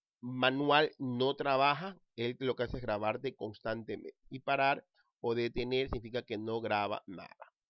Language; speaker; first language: Spanish; native; Spanish